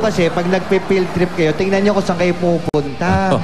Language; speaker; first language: Filipino; native; Filipino